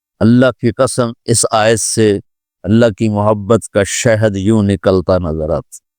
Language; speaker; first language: Urdu; non-native, local second language; Punjabi